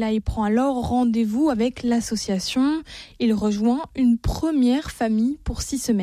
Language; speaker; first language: French; native; French